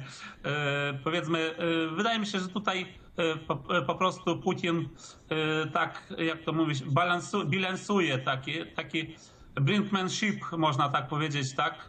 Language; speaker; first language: Polish; early bilingual, heritage; Polish